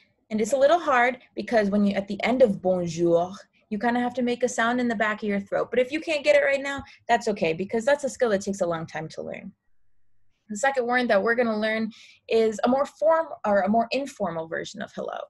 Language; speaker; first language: English; native; English